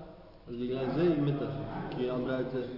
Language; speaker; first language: Hebrew; non-native, learner; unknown